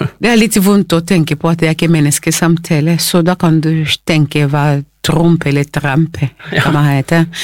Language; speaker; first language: Norwegian; non-native, fluent; Swahili